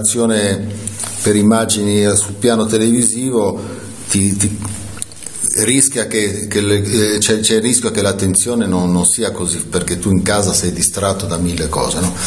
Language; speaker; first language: Italian; native; Italian